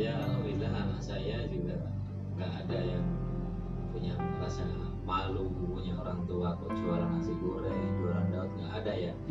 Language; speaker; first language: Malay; non-native, local second language; Javanese